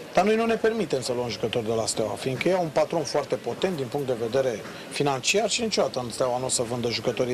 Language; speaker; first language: Romanian; native; Romanian